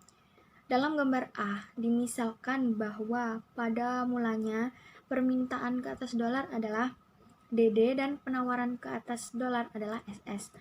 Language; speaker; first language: Indonesian; native; Indonesian